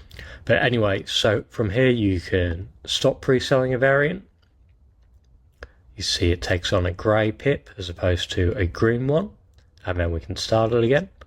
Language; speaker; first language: English; native; English